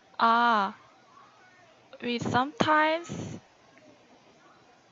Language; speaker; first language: English; non-native, learner; Korean